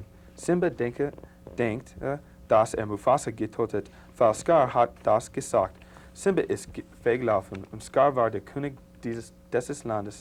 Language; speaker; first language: German; non-native, learner; English